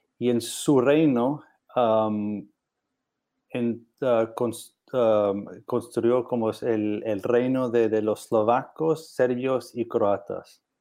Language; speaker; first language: Spanish; non-native, learner; English